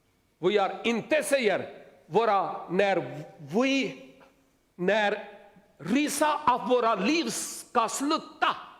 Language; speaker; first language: Swedish; non-native, learner; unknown